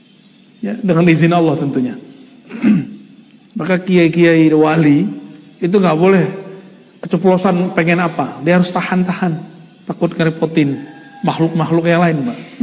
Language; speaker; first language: Indonesian; native; Indonesian